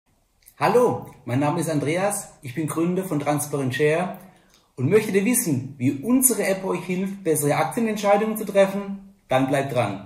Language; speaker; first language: German; native; German